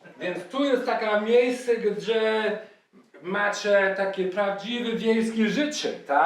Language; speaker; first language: Polish; non-native, learner; English